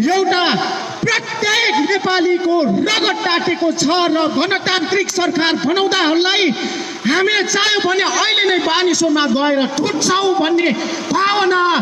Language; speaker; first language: Nepali; non-native, local second language; Newari